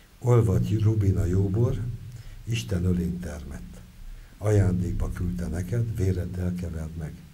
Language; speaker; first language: Hungarian; native; Hungarian